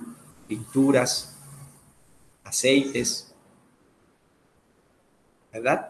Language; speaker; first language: Spanish; native; Spanish